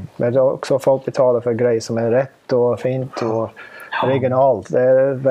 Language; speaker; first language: Swedish; non-native, fluent; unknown